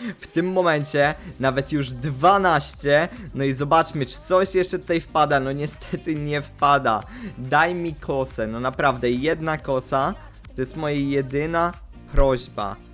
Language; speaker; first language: Polish; native; Polish